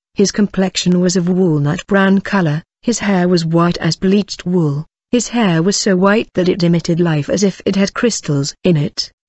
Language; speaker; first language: English; non-native, local second language; Zulu